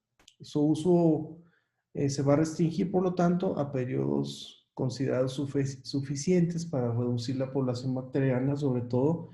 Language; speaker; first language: Spanish; native; Spanish